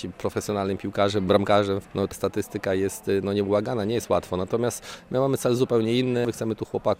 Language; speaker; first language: Polish; native; Polish